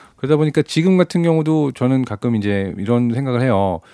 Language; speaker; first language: Korean; early bilingual, other home language; German